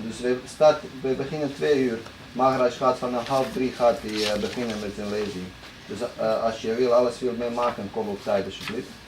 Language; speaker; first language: Dutch; non-native, fluent; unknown